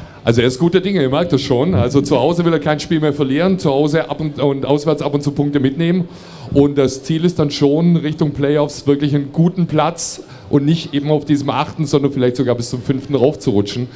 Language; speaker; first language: German; native; German